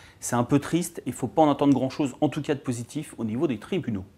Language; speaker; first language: French; native; French